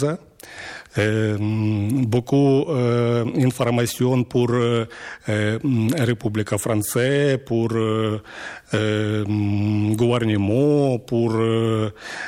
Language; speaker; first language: French; non-native, fluent; Ukrainian